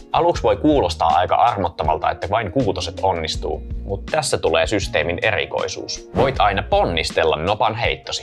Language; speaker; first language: Finnish; native; Finnish